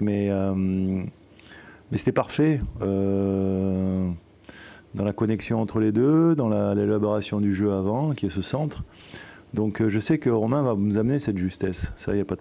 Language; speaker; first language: French; native; French